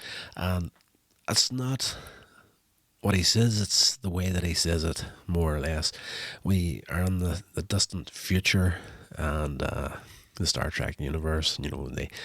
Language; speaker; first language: English; native; English